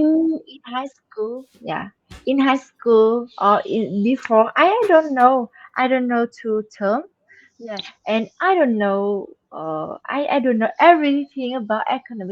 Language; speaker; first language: English; non-native, learner; Vietnamese